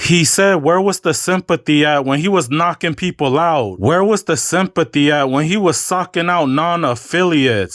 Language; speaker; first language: English; native; English